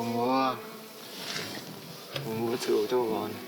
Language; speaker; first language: Korean; non-native, learner; Vietnamese